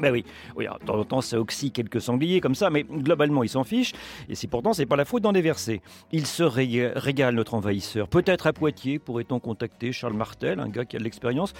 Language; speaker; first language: French; native; French